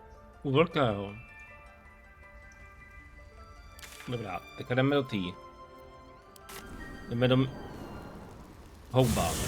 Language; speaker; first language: Czech; native; Czech